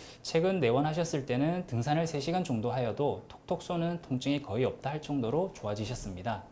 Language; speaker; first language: Korean; native; Korean